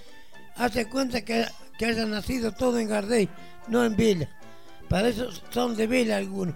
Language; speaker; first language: Spanish; native; Spanish